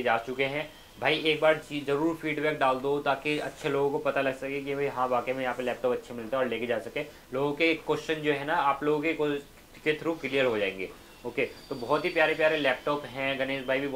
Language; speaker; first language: Hindi; native; Hindi